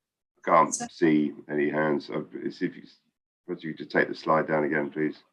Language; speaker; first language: English; native; English